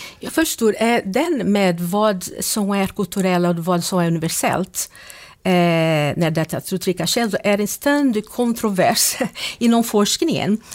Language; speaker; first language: Swedish; non-native, fluent; Portuguese